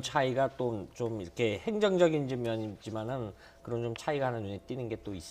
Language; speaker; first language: Korean; native; Korean